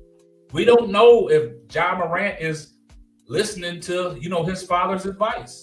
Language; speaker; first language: English; native; English